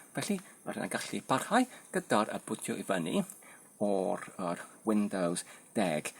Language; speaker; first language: Welsh; non-native, learner; Polish